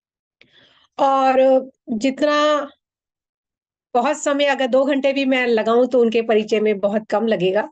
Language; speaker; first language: Hindi; non-native, local second language; Morisyen